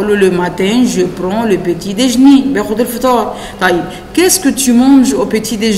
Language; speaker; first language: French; non-native, fluent; Arabic